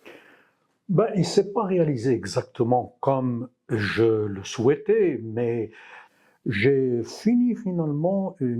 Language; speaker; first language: French; non-native, local second language; Arabic